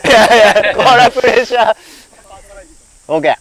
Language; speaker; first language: Japanese; native; Japanese